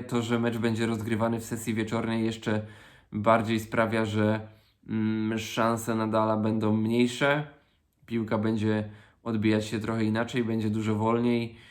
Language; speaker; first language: Polish; native; Polish